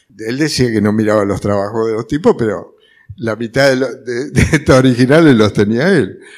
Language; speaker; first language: Spanish; early bilingual, other home language; Italian